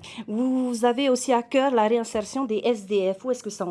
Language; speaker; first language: French; native; French